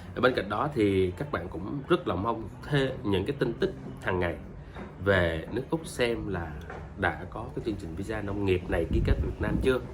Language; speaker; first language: Vietnamese; native; Vietnamese